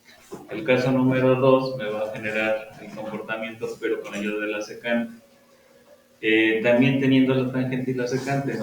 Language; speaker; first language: Spanish; native; Spanish